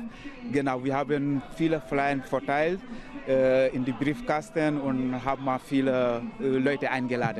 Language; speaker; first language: German; non-native, learner; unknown